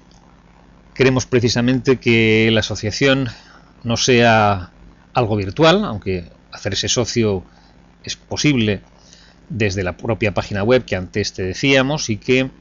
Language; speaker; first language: Spanish; native; Spanish